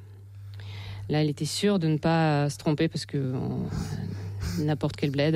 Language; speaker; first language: French; non-native, fluent; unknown